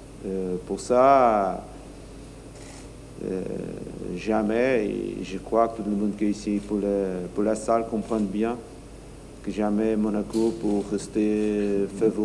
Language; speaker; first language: French; non-native, learner; Portuguese